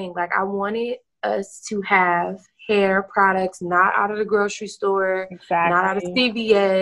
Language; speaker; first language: English; native; English